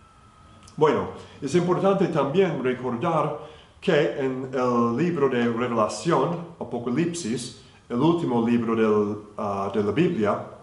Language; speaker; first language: Spanish; non-native, fluent; English